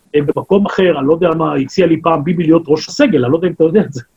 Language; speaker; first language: Hebrew; native; Hebrew